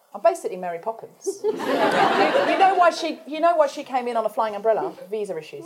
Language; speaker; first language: English; native; English